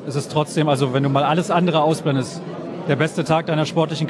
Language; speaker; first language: German; native; German